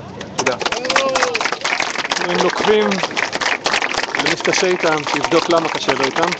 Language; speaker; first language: Hebrew; native; Hebrew